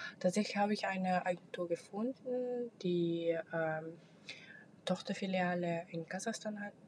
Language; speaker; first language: German; non-native, fluent; Russian